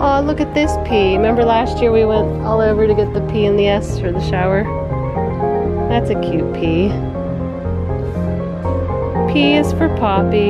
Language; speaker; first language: English; native; English